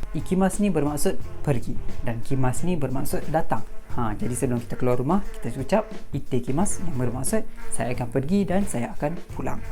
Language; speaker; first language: Malay; native; Malay